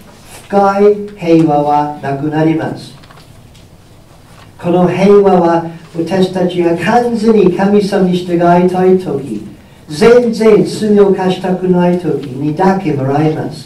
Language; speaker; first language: Japanese; non-native, fluent; English